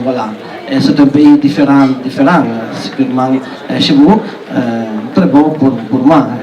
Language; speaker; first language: French; non-native, learner; Italian